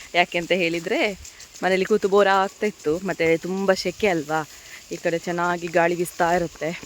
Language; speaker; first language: Kannada; non-native, local second language; Tulu